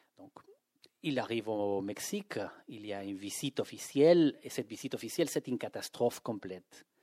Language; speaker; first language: French; non-native, fluent; Spanish